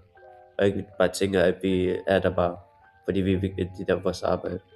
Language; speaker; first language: Danish; non-native, fluent; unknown